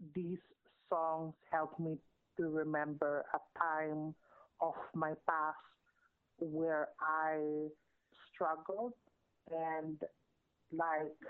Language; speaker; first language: English; non-native, local second language; Filipino